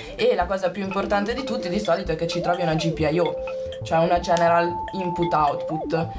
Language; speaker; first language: Italian; native; Italian